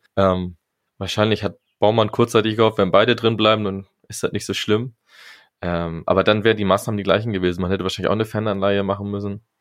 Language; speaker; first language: German; native; German